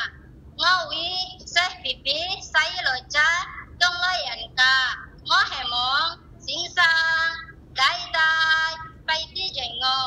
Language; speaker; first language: Cantonese; non-native, learner; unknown